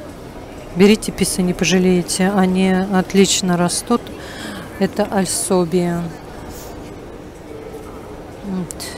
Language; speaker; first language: Russian; native; Russian